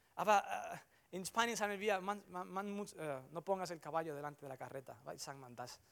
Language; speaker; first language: German; non-native, learner; Spanish